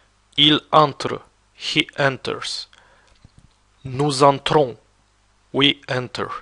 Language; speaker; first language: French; non-native, fluent; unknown